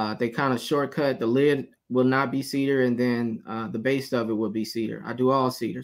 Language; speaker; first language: English; native; English